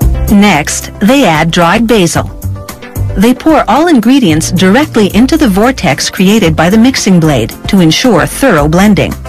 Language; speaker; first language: English; native; English